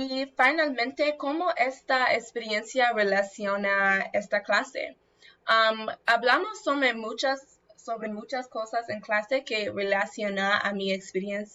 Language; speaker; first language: Spanish; non-native, learner; English